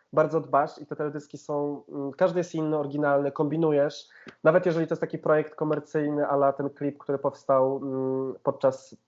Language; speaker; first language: Polish; native; Polish